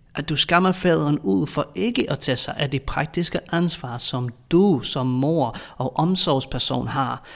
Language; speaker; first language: Danish; non-native, fluent; English